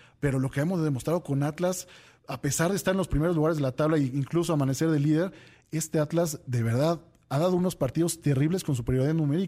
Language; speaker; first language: Spanish; native; Spanish